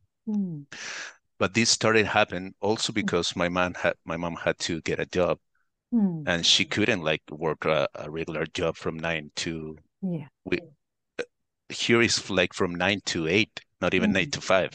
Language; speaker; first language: English; non-native, fluent; Spanish